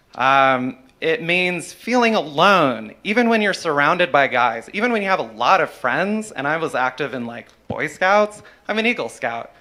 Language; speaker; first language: English; native; English